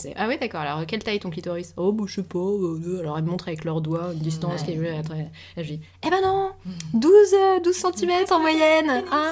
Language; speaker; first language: French; native; French